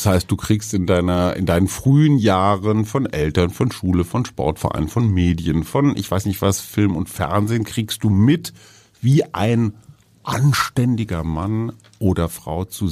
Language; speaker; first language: German; native; German